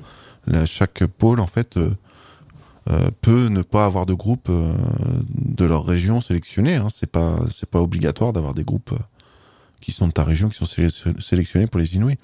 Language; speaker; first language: French; native; French